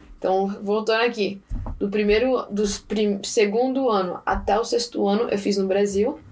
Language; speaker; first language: Portuguese; early bilingual, heritage; Portuguese